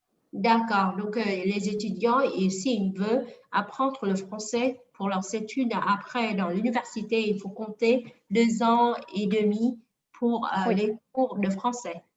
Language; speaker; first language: French; non-native, fluent; Vietnamese